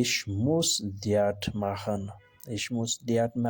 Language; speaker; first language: German; non-native, fluent; Urdu